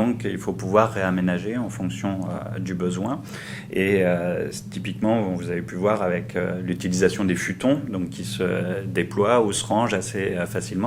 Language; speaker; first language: French; native; French